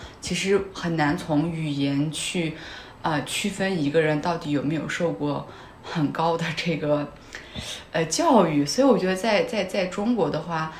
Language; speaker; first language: Chinese; non-native, local second language; Kazakh